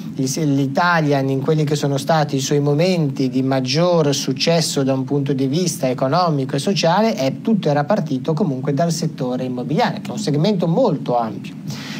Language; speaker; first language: Italian; native; Italian